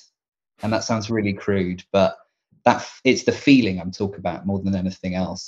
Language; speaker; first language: English; native; English